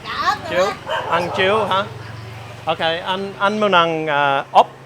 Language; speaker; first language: Vietnamese; non-native, learner; English